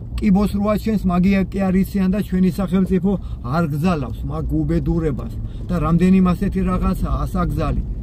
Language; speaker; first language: Georgian; native; Georgian